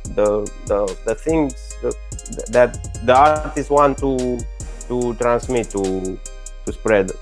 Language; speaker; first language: English; non-native, learner; Romanian